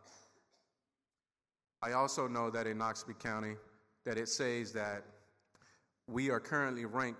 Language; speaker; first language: English; native; English